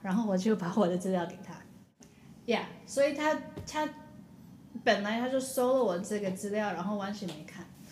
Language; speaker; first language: Chinese; early bilingual, other home language; English